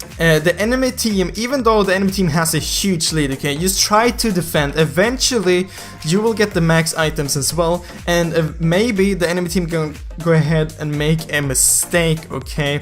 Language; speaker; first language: English; non-native, fluent; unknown